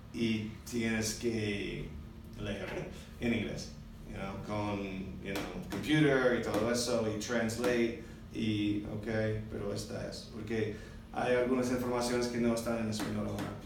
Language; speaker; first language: Spanish; non-native, learner; English